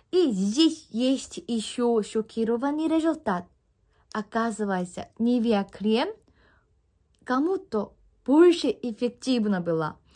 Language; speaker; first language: Russian; non-native, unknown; Korean